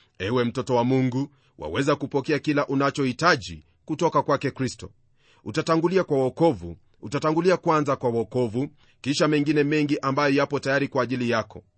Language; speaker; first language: Swahili; non-native, local second language; Luyia